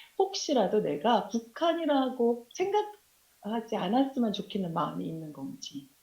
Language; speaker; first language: Korean; native; Korean